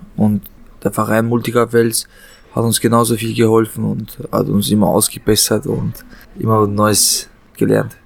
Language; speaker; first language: German; early bilingual, other home language; Chechen